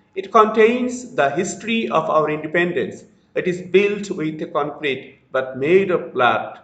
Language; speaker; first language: English; non-native, local second language; Bangla